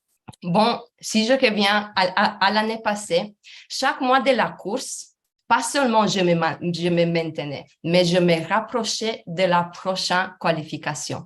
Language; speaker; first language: French; non-native, fluent; Romanian